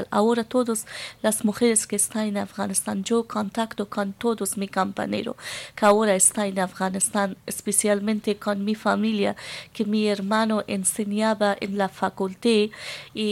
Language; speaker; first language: Spanish; non-native, learner; Persian